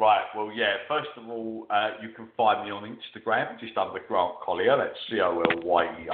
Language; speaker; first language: English; native; English